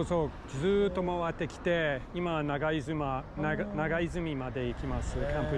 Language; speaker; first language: Japanese; non-native, learner; English